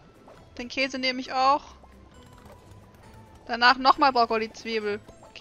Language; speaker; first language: German; native; German